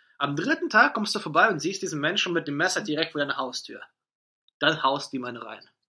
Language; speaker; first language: German; non-native, fluent; Russian